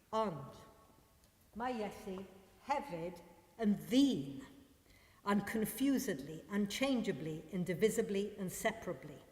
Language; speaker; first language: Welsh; non-native, fluent; Maltese